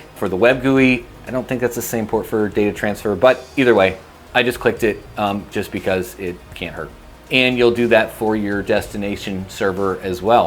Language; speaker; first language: English; native; English